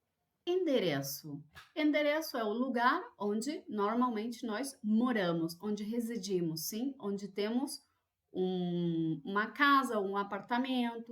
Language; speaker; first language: Portuguese; non-native, fluent; Spanish